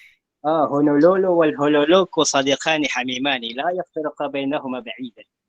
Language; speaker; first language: Arabic; native; Arabic